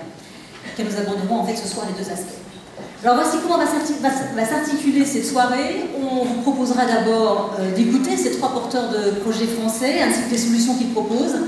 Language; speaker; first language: French; native; French